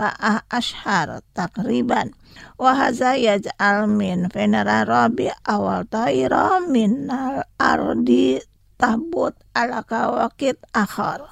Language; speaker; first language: Arabic; non-native, learner; Indonesian